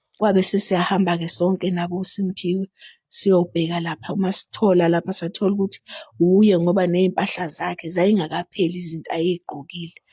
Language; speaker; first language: Zulu; native; Zulu